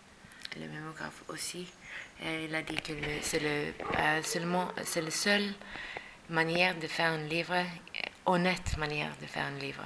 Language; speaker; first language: French; non-native, learner; Norwegian